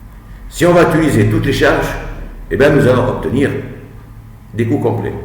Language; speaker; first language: French; non-native, local second language; Arabic